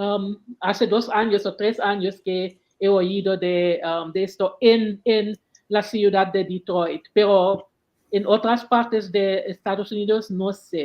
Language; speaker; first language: Spanish; non-native, learner; English